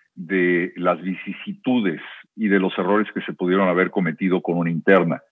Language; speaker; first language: Spanish; native; Spanish